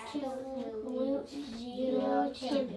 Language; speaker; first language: English; native; English